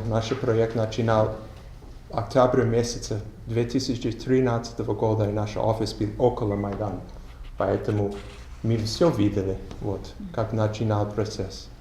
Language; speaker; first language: Russian; non-native, learner; English